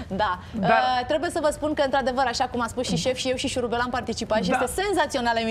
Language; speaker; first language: Romanian; native; Romanian